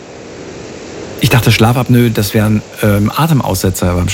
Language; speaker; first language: German; native; German